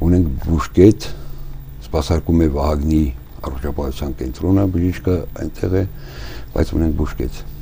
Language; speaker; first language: Armenian; native; Armenian